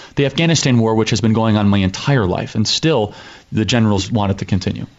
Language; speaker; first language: English; native; English